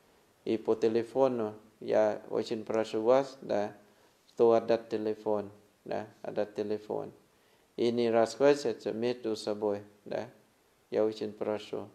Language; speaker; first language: Russian; non-native, fluent; Thai